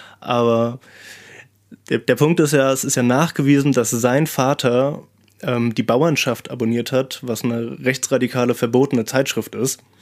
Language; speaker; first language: German; native; German